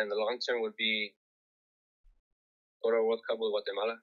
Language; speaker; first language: English; early bilingual, other home language; Spanish